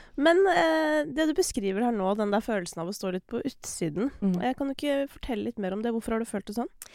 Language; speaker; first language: Norwegian; native; Norwegian